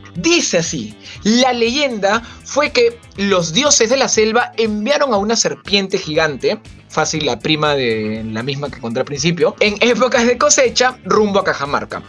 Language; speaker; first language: Spanish; native; Spanish